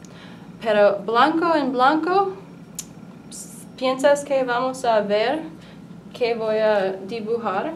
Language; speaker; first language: Spanish; non-native, learner; English